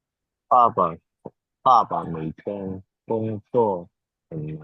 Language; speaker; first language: Chinese; non-native, learner; Indonesian